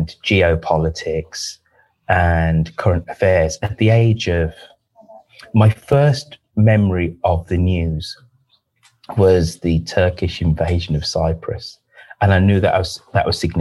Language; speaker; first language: English; native; English